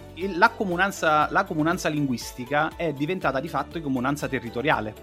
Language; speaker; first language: Italian; native; Italian